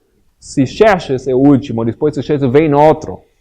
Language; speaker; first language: Portuguese; non-native, fluent; Spanish